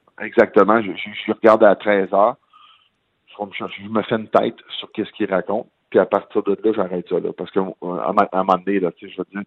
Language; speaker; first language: French; native; French